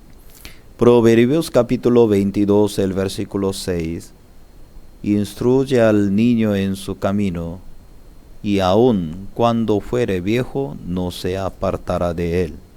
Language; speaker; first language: Spanish; non-native, learner; Korean